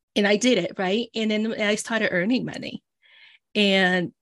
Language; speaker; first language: English; early bilingual, other home language; Portuguese